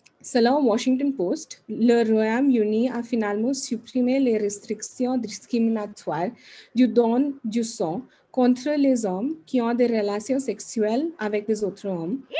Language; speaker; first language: French; non-native, learner; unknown